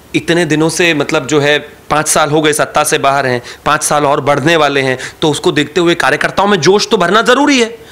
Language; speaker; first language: Hindi; native; Hindi